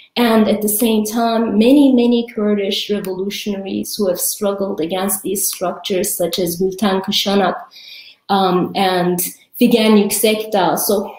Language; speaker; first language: English; early bilingual, other home language; Kurdish